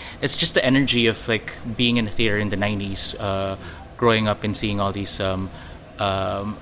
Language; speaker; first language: English; non-native, local second language; Filipino